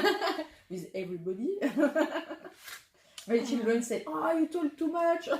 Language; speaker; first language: English; non-native, learner; French